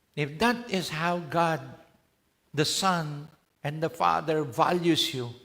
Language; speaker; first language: English; non-native, local second language; Filipino